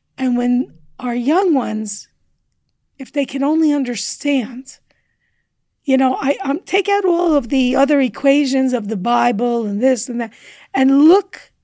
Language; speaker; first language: English; native; English